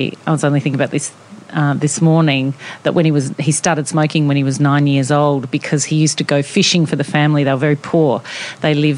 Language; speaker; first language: English; non-native, local second language; Italian